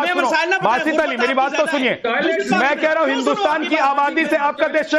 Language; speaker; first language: Hindi; native; Hindi